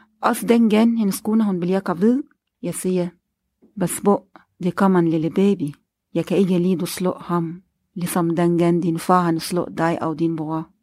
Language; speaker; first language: Danish; non-native, learner; Arabic